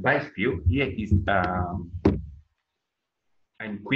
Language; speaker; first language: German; non-native, fluent; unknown